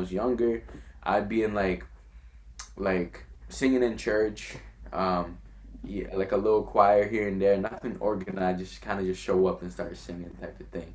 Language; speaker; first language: English; non-native, fluent; French